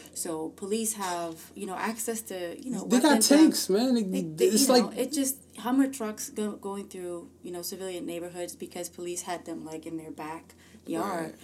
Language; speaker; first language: English; early bilingual, other home language; Amharic